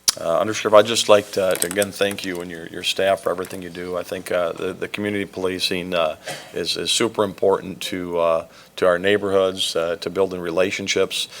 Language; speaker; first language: English; native; English